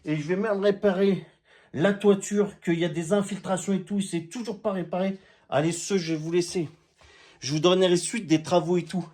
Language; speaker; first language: French; native; French